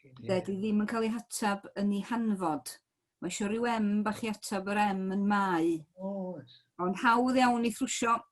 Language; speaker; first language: Welsh; native; Welsh